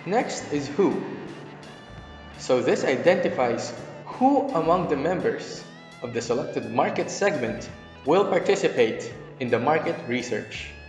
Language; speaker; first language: English; non-native, local second language; Filipino